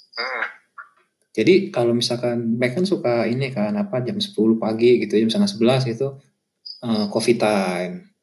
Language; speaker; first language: Indonesian; native; Indonesian